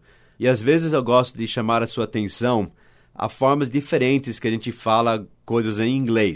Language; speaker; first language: Portuguese; non-native, fluent; English